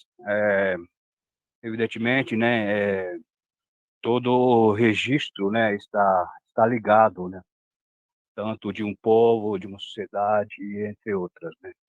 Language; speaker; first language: Portuguese; non-native, local second language; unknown